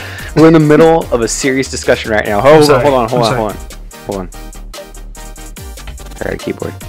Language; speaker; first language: English; native; English